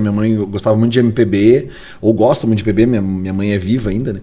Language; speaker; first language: Portuguese; native; Portuguese